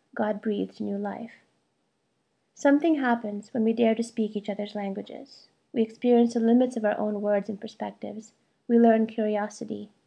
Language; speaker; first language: English; early bilingual, other home language; Malayalam